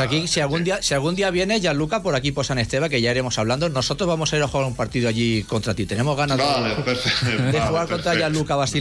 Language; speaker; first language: Spanish; native; Spanish